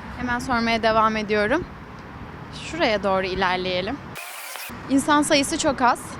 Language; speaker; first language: Turkish; native; Turkish